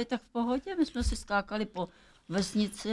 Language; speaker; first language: Czech; native; Czech